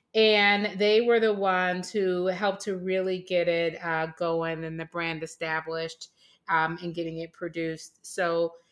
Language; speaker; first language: English; native; English